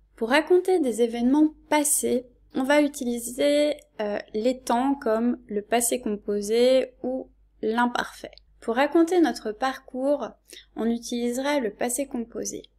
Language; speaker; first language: French; native; French